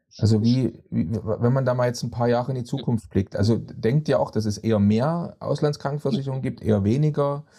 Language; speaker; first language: German; native; German